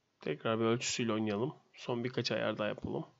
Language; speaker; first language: Turkish; native; Turkish